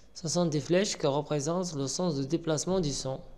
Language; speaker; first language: French; non-native, local second language; Arabic